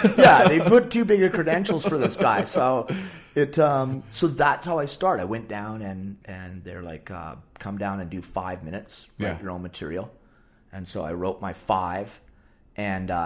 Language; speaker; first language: English; native; English